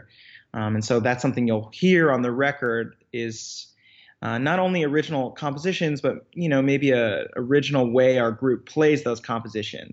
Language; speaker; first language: English; native; English